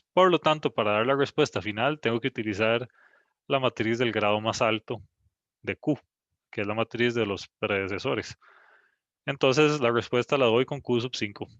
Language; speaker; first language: Spanish; native; Spanish